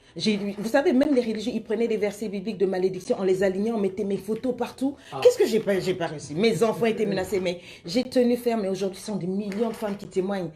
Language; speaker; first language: French; native; French